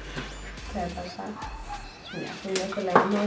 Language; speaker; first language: Spanish; native; Spanish